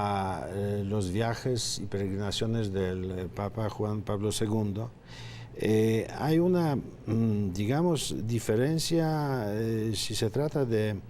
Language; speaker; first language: Spanish; non-native, fluent; Polish